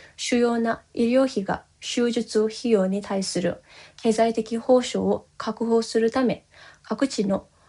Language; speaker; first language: Japanese; non-native, fluent; Tibetan